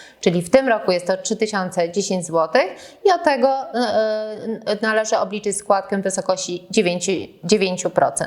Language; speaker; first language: Polish; native; Polish